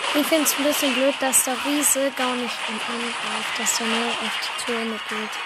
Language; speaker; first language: German; native; German